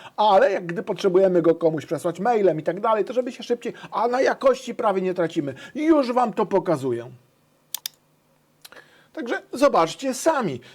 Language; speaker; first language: Polish; native; Polish